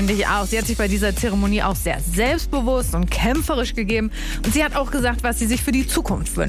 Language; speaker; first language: German; native; German